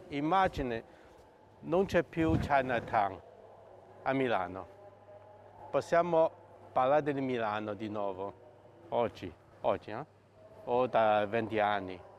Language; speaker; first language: Italian; non-native, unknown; Chinese